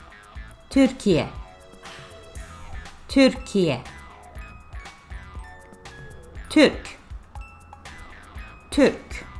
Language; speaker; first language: Turkish; non-native, fluent; English